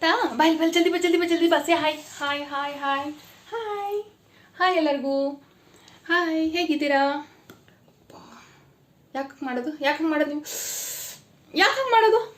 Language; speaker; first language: Kannada; native; Kannada